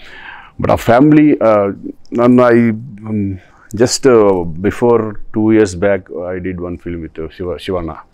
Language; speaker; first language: Tamil; non-native, local second language; Telugu